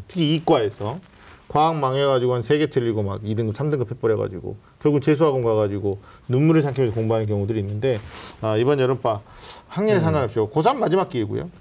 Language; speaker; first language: Korean; native; Korean